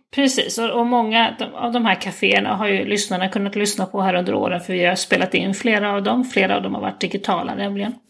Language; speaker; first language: Swedish; native; Swedish